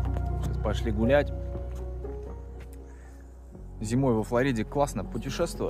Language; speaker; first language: Russian; native; Russian